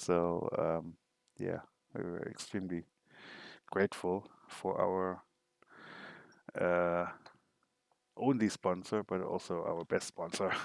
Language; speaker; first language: English; non-native, fluent; German